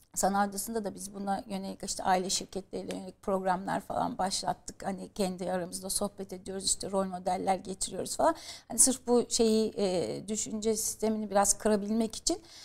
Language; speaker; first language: Turkish; native; Turkish